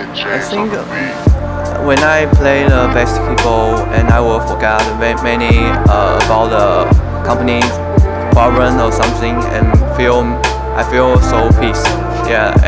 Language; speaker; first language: English; non-native, learner; Chinese